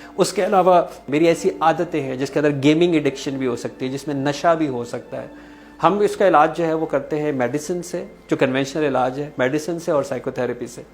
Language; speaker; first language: Urdu; native; Urdu